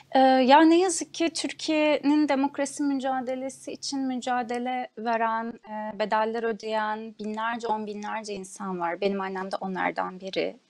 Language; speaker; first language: Turkish; non-native, local second language; Kurdish